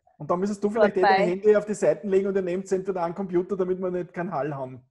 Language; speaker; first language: German; native; German